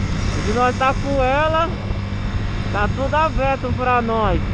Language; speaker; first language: Portuguese; native; Portuguese